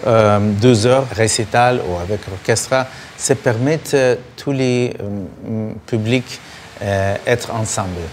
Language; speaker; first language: French; non-native, learner; Russian